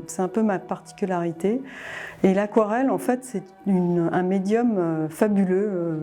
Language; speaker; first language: French; native; French